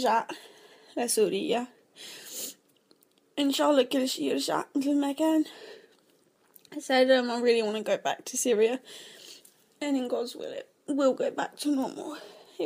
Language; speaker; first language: English; non-native, fluent; Arabic